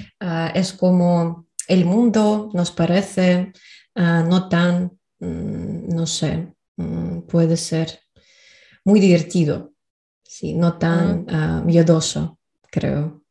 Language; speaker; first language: Spanish; non-native, learner; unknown